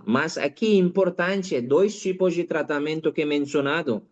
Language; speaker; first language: Portuguese; non-native, learner; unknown